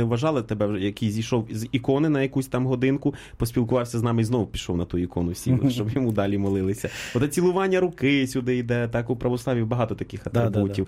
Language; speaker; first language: Ukrainian; native; Ukrainian